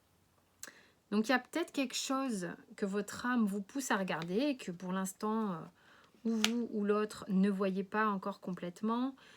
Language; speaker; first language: French; native; French